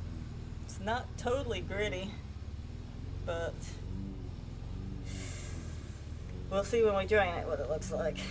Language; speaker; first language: English; native; English